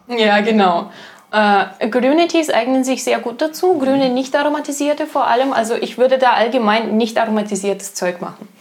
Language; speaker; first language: German; non-native, fluent; Russian